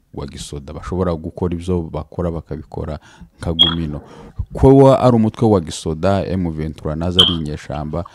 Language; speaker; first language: Kinyarwanda; native; Kinyarwanda